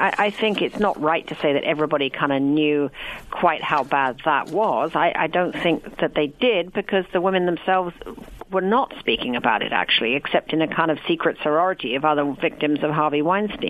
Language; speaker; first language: English; native; English